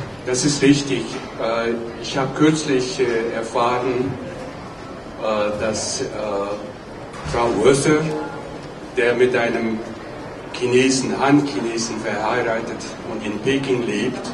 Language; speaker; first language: German; non-native, fluent; Tibetan